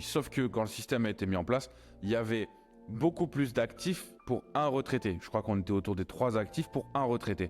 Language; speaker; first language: French; native; French